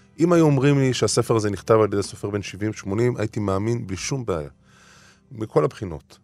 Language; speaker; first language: Hebrew; native; Hebrew